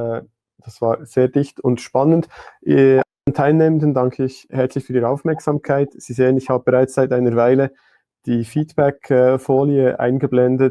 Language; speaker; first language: German; native; German